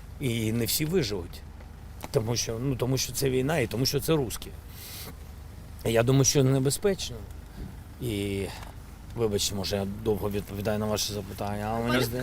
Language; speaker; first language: Ukrainian; non-native, local second language; Russian